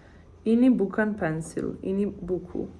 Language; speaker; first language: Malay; non-native, learner; Italian